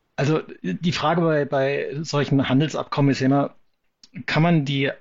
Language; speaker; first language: German; native; German